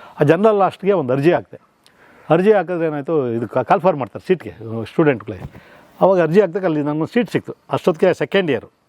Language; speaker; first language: Kannada; native; Kannada